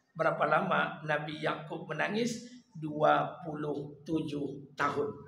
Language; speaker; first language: Malay; non-native, local second language; Minangkabau